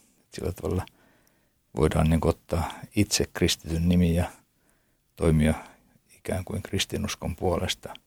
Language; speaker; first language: Finnish; native; Finnish